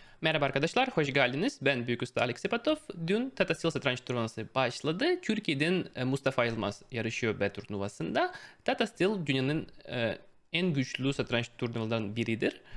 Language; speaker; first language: Turkish; non-native, fluent; Russian